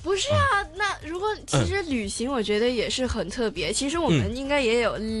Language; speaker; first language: Chinese; non-native, local second language; Cantonese